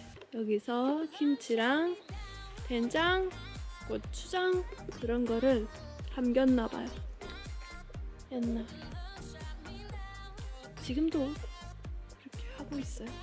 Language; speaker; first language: Korean; non-native, fluent; Persian